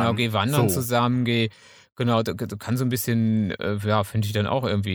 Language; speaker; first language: German; native; German